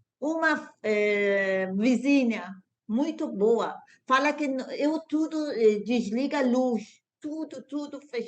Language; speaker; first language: Portuguese; non-native, learner; Persian